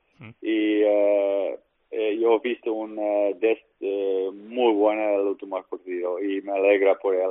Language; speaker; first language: Spanish; non-native, learner; Dutch